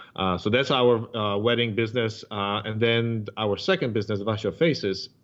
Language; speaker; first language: English; non-native, fluent; Polish